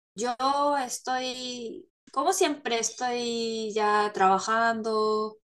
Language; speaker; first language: Spanish; non-native, fluent; Korean